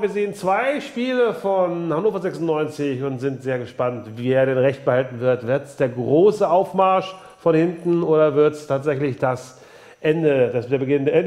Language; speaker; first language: German; native; German